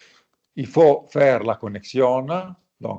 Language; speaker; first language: French; non-native, fluent; Italian